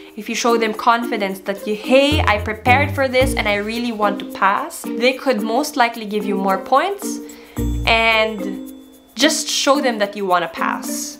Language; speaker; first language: English; non-native, local second language; Filipino